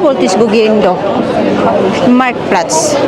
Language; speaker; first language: German; non-native, learner; Filipino